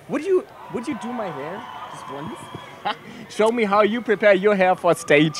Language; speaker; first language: English; non-native, fluent; German